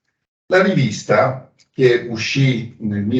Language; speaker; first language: Italian; native; Italian